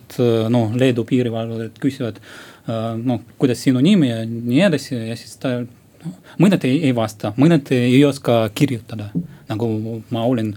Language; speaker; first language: Estonian; non-native, local second language; Russian